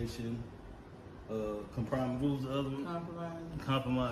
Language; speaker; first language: English; native; English